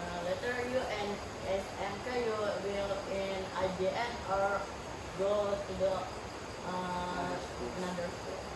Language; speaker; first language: English; non-native, learner; Indonesian